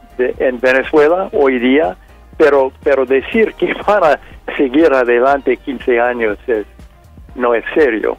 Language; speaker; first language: Spanish; non-native, fluent; English